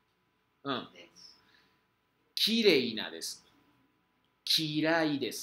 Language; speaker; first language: Japanese; non-native, fluent; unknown